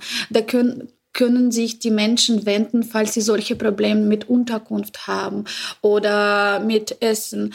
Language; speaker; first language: German; non-native, fluent; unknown